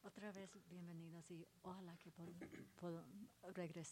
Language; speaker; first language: Spanish; early bilingual, heritage; Spanish